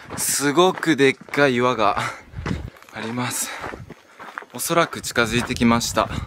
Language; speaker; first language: Japanese; early bilingual, heritage; Japanese